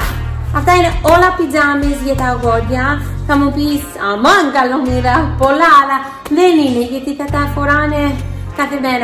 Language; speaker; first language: Greek; early bilingual, heritage; English